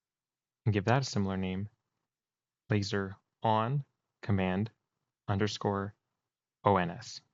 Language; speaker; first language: English; native; English